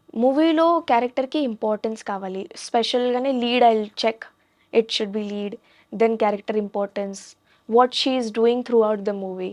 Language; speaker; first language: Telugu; non-native, local second language; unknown